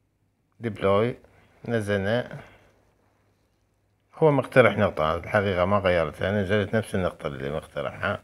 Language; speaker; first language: Arabic; native; Arabic